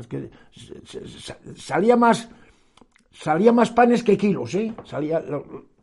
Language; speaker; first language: Spanish; native; Spanish